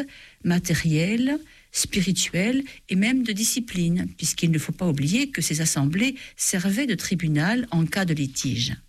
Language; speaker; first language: French; native; French